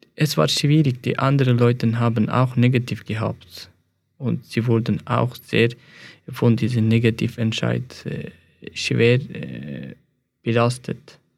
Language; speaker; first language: German; non-native, fluent; Persian